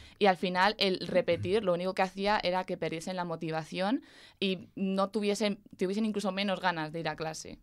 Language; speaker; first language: Spanish; native; Spanish